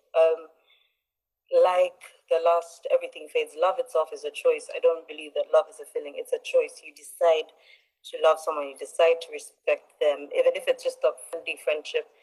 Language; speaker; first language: English; non-native, local second language; Ganda